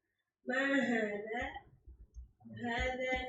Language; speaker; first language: Arabic; non-native, learner; Indonesian